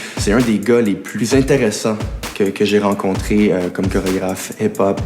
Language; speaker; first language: French; native; French